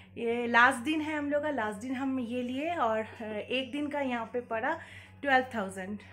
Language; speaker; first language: Hindi; non-native, local second language; Bangla